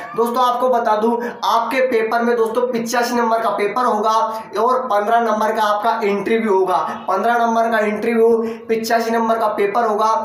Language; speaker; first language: Hindi; native; Hindi